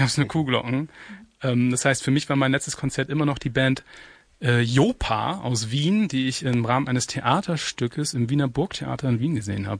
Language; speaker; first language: German; native; German